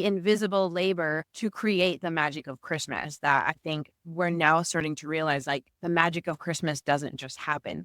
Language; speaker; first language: English; native; English